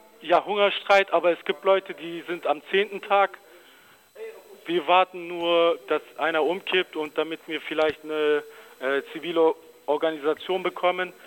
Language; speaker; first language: German; early bilingual, other home language; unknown